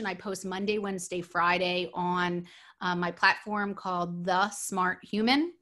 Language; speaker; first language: English; native; English